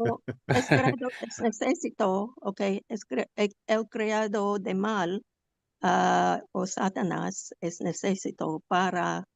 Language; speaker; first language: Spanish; non-native, learner; English